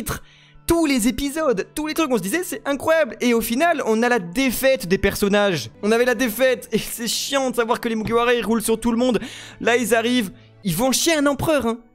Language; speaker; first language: French; native; French